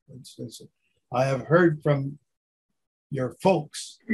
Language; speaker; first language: English; native; English